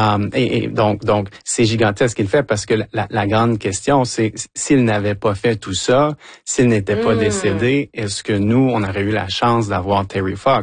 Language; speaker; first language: French; native; French